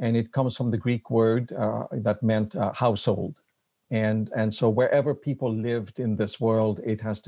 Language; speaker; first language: English; non-native, fluent; French